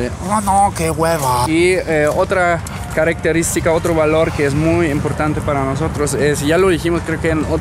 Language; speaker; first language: Spanish; non-native, fluent; German